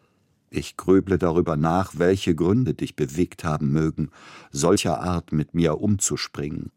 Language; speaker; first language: German; native; German